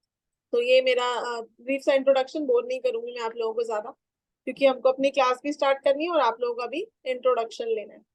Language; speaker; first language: Hindi; native; Hindi